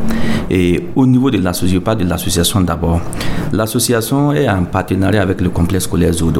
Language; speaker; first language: French; non-native, local second language; Mossi